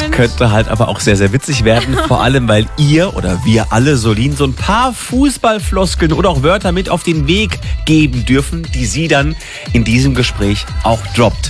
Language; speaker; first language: German; native; German